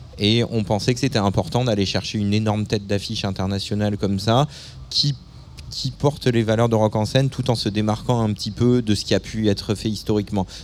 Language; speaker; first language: French; native; French